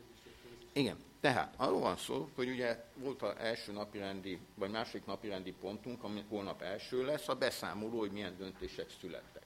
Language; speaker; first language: Hungarian; native; Hungarian